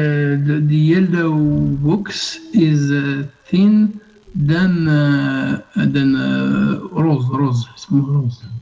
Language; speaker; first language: English; non-native, learner; Arabic